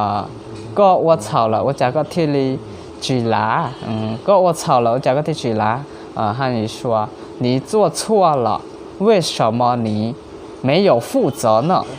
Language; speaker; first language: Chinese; non-native, learner; Hmong